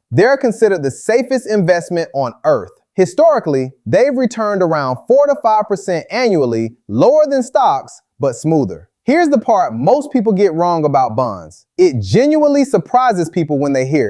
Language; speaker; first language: English; native; English